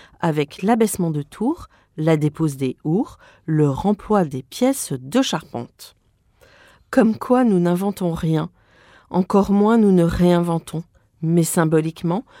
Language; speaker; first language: French; native; French